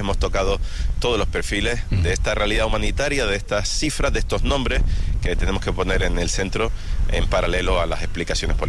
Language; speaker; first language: Spanish; native; Spanish